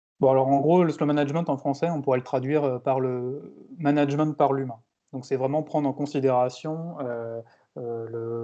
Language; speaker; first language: French; native; French